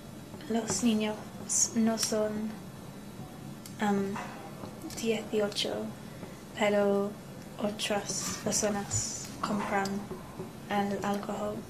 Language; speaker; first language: Spanish; non-native, learner; English